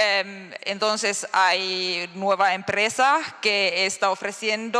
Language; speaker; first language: Spanish; non-native, learner; Finnish